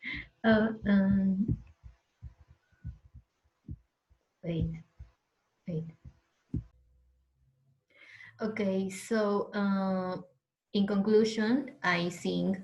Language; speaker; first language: English; non-native, learner; Spanish